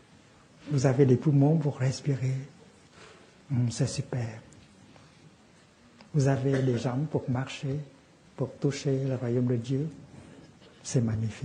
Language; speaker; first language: French; non-native, fluent; Vietnamese